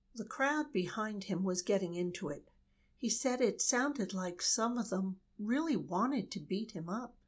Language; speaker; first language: English; native; English